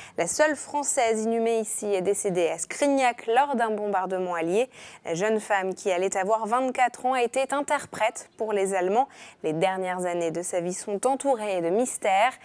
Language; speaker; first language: French; native; French